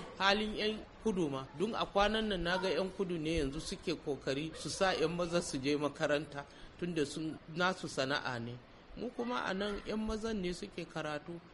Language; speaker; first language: Hausa; native; Hausa